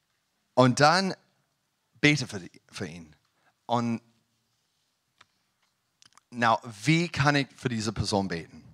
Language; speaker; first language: German; non-native, learner; English